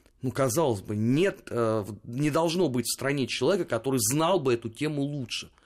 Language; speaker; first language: Russian; native; Russian